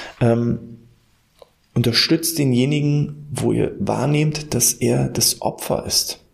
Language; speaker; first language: German; native; German